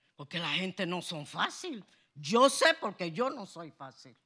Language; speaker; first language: Spanish; native; Spanish